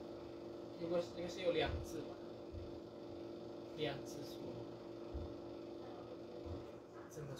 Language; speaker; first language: Chinese; non-native, learner; Indonesian